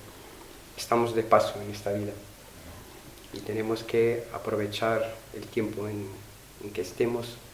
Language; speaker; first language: Spanish; non-native, fluent; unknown